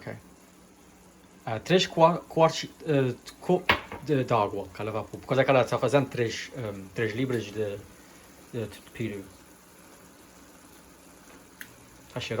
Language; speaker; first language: Portuguese; early bilingual, heritage; Portuguese